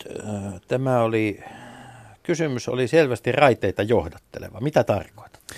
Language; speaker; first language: Finnish; native; Finnish